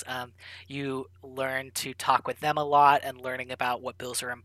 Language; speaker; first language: English; native; English